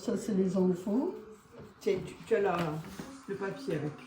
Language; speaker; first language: French; native; French